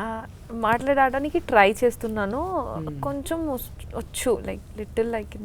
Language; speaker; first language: Telugu; non-native, learner; Bangla